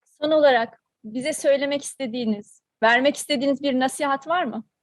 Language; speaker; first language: Turkish; native; Turkish